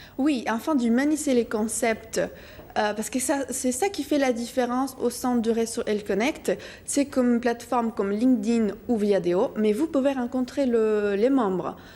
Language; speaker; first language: French; non-native, fluent; Spanish